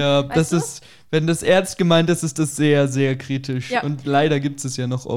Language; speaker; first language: German; native; German